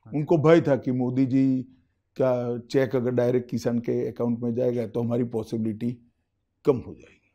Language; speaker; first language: Hindi; non-native, local second language; Gujarati